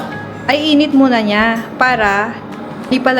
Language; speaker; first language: Filipino; native; Filipino